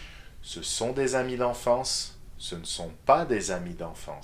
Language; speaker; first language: French; non-native, fluent; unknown